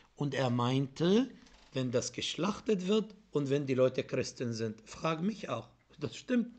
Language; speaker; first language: German; non-native, fluent; Arabic